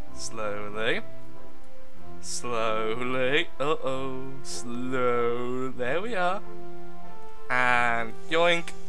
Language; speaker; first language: English; native; English